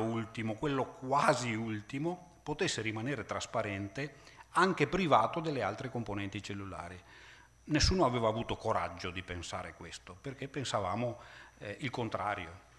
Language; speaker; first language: Italian; native; Italian